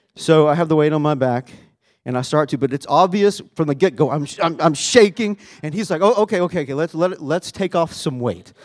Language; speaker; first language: English; native; English